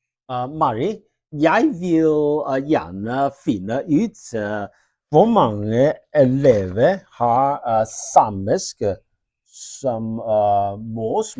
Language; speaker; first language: Norwegian; non-native, learner; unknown